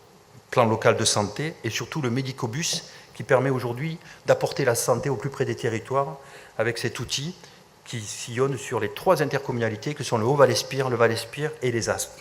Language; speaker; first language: French; native; French